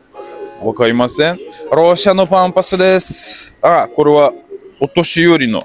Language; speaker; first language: Japanese; non-native, learner; Russian